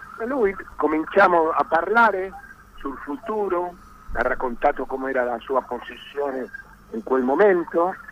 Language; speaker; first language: Italian; non-native, learner; Spanish